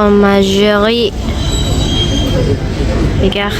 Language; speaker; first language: French; non-native, learner; Indonesian